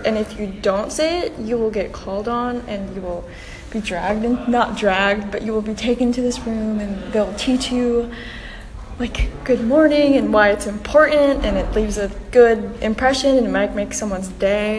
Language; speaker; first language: English; non-native, local second language; Filipino